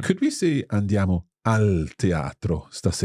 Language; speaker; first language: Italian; non-native, learner; English